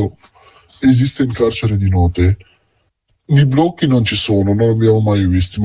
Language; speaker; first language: Italian; non-native, fluent; Arabic